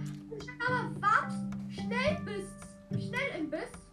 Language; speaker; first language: German; native; German